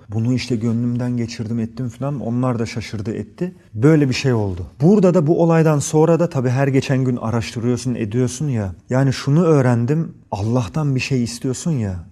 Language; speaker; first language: Turkish; early bilingual, heritage; Turkish